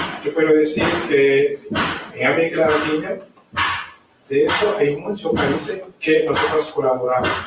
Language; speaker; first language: Spanish; non-native, learner; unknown